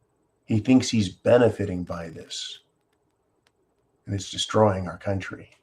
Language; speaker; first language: English; native; English